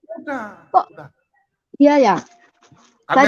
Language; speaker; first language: Indonesian; non-native, learner; Cantonese